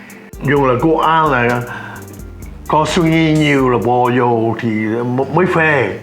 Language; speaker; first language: Vietnamese; early bilingual, heritage; English